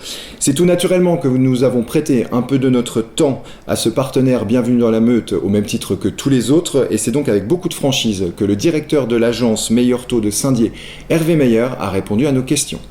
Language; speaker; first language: French; native; French